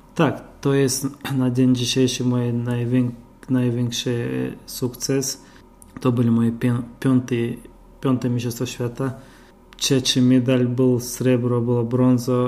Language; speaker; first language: Polish; non-native, fluent; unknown